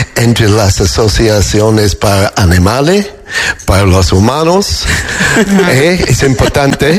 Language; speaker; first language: Spanish; non-native, learner; English